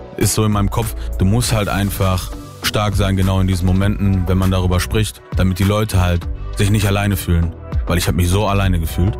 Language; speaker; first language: German; early bilingual, other home language; Italian